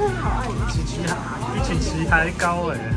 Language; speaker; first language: Chinese; native; Chinese